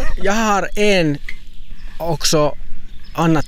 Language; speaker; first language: Swedish; non-native, local second language; Finnish